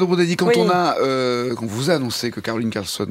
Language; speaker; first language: French; native; French